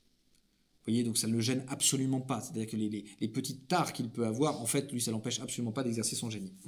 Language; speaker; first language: French; native; French